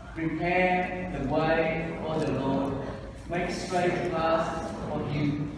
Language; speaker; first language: English; non-native, fluent; Vietnamese